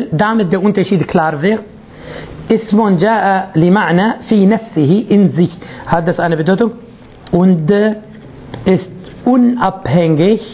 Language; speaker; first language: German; non-native, fluent; Arabic